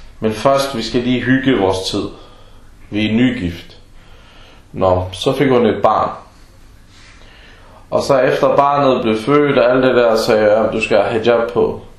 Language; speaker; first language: Danish; early bilingual, other home language; Arabic